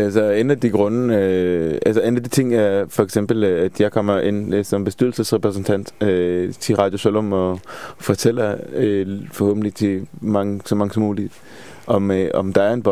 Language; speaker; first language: Danish; non-native, fluent; Hebrew